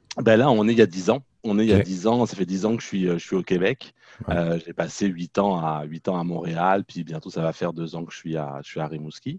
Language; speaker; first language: French; native; French